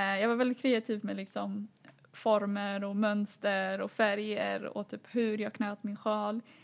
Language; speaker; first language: Swedish; early bilingual, other home language; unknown